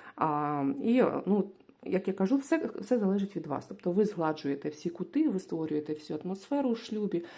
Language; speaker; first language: Ukrainian; non-native, local second language; Russian